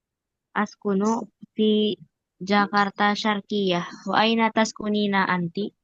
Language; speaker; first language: Arabic; non-native, learner; Indonesian